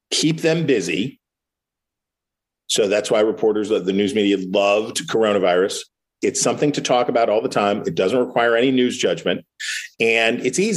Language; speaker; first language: English; native; English